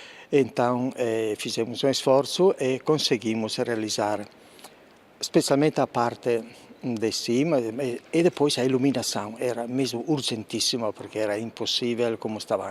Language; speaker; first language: Portuguese; non-native, fluent; Italian